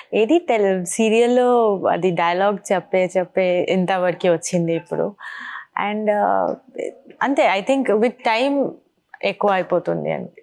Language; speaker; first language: Telugu; non-native, learner; Bangla